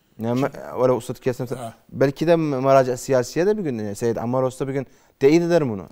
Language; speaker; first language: Turkish; native; Turkish